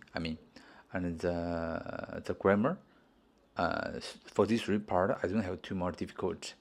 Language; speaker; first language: English; non-native, learner; Chinese